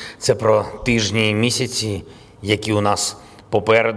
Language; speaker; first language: Ukrainian; non-native, local second language; Russian